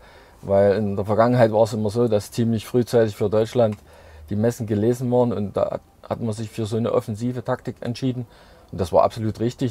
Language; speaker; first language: German; native; German